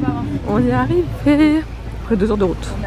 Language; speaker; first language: French; native; French